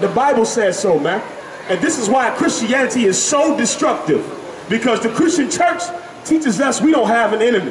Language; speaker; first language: English; native; English